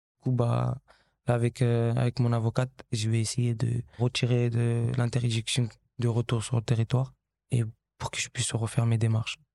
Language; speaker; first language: French; early bilingual, other home language; Kabuverdianu